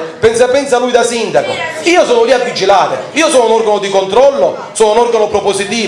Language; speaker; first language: Italian; native; Italian